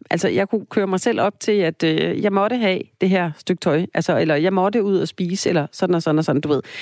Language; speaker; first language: Danish; native; Danish